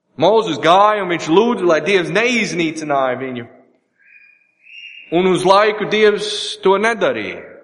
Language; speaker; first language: Latvian; non-native, learner; English